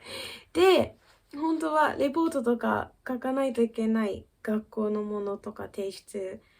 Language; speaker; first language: Japanese; early bilingual, heritage; Japanese